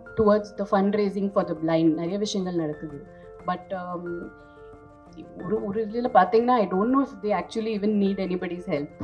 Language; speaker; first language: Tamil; non-native, fluent; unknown